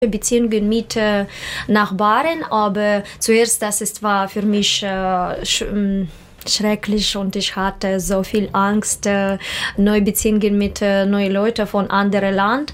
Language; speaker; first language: German; non-native, learner; Russian